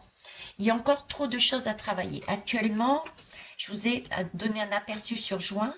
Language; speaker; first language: French; native; French